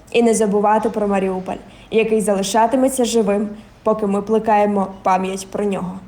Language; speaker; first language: Ukrainian; native; Ukrainian